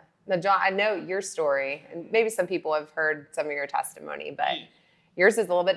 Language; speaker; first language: English; native; English